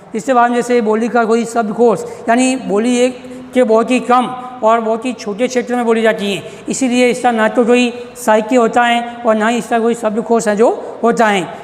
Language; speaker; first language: Hindi; native; Hindi